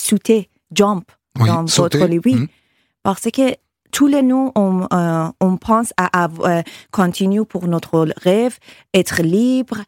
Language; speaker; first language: French; non-native, learner; Persian